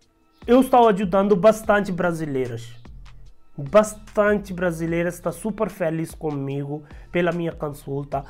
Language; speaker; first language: Portuguese; non-native, learner; Hindi